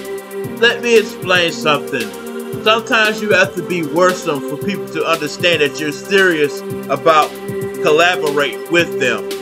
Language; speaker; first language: English; native; English